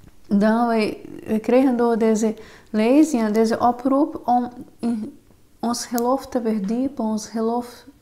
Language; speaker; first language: Dutch; non-native, fluent; Portuguese